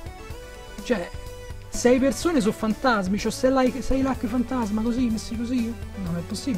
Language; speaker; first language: Italian; native; Italian